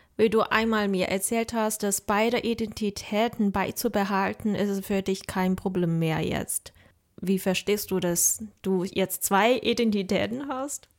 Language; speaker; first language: German; non-native, fluent; Chinese